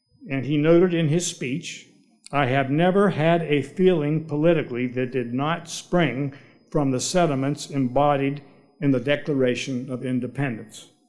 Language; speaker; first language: English; native; English